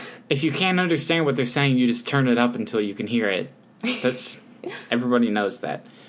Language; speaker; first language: English; native; English